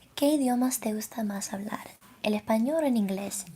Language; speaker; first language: Spanish; early bilingual, other home language; English